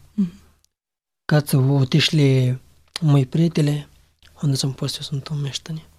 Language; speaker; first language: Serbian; non-native, learner; Pashto